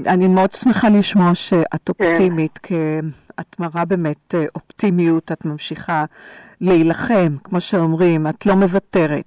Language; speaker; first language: Hebrew; native; Hebrew